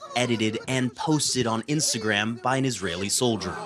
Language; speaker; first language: Polish; non-native, fluent; Arabic